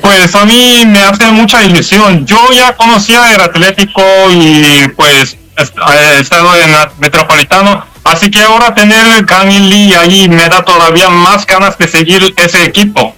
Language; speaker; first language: Spanish; non-native, learner; Korean